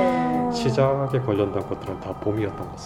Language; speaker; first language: Korean; native; Korean